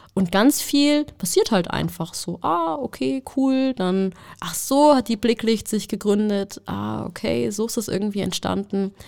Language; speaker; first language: German; native; German